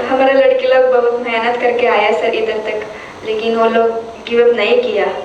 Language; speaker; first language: Hindi; non-native, local second language; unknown